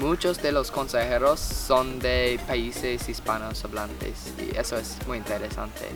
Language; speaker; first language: Spanish; non-native, learner; English